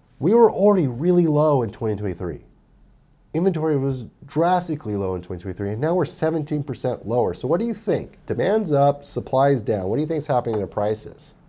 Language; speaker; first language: English; native; English